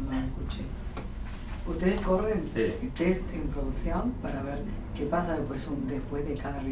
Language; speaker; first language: Spanish; native; Spanish